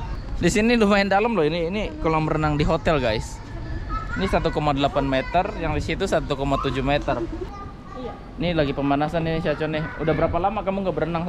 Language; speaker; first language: Indonesian; native; Indonesian